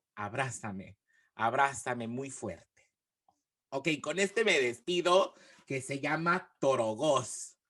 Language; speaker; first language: Spanish; early bilingual, heritage; Spanish